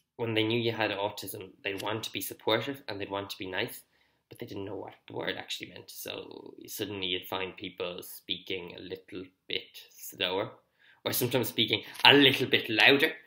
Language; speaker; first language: English; native; English